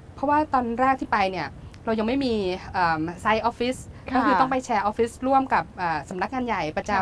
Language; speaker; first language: Thai; native; Thai